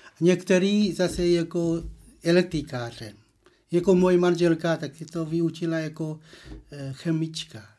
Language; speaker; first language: Czech; non-native, learner; Vietnamese